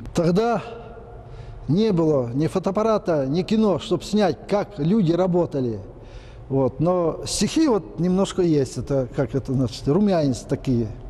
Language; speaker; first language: Russian; non-native, local second language; Ukrainian